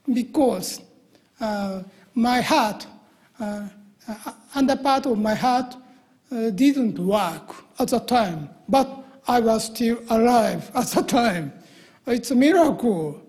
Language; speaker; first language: English; non-native, learner; Japanese